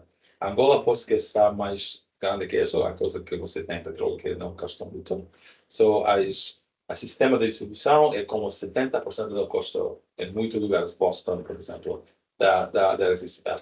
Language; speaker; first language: Portuguese; non-native, learner; Spanish